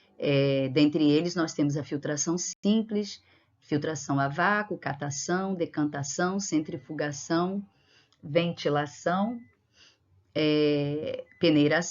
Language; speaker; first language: Portuguese; native; Portuguese